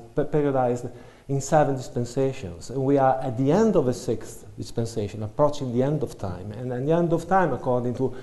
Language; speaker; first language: English; non-native, fluent; Italian